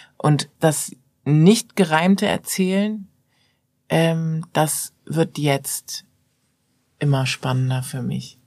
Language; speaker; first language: German; early bilingual, other home language; Persian